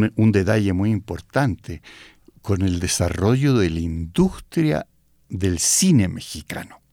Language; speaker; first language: Spanish; native; Spanish